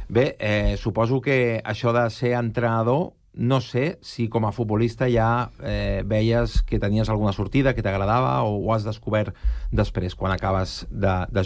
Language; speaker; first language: Catalan; native; Catalan